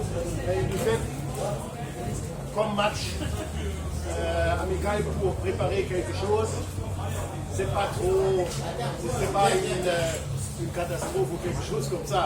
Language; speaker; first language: French; non-native, fluent; German